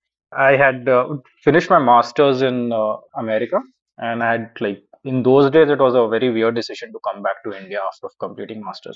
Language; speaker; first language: English; non-native, local second language; Urdu